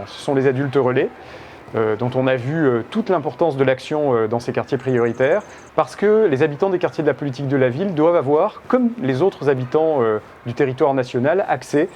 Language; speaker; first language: French; native; French